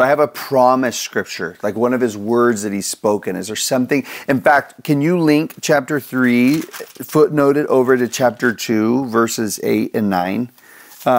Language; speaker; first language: English; native; English